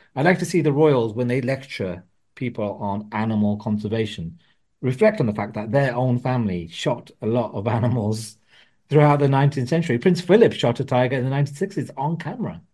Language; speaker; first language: English; early bilingual, other home language; Punjabi